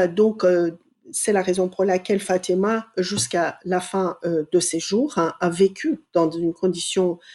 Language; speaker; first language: French; non-native, fluent; Persian